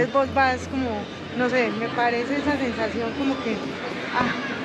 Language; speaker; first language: Spanish; native; Spanish